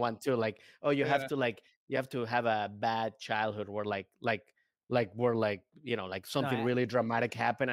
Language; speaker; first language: English; native; English